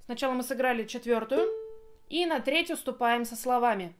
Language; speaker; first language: Russian; native; Russian